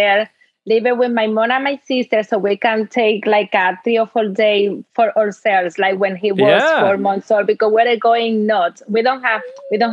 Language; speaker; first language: English; non-native, fluent; Spanish